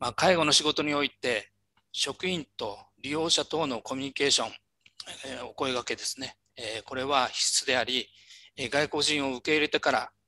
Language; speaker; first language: Japanese; native; Japanese